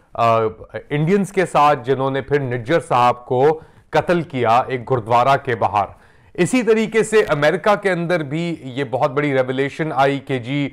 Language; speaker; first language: Urdu; native; Urdu